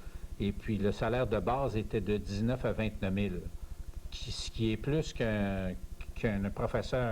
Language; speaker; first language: French; native; French